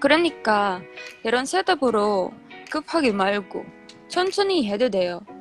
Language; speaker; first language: Korean; non-native, learner; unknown